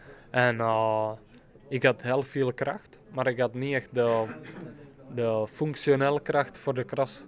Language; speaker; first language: Dutch; non-native, fluent; Czech